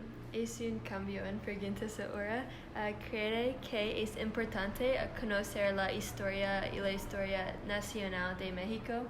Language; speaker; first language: Spanish; non-native, learner; English